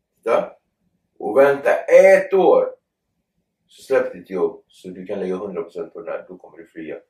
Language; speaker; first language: Swedish; early bilingual, other home language; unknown